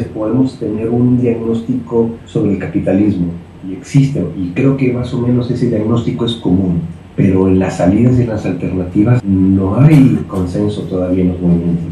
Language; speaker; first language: Spanish; native; Spanish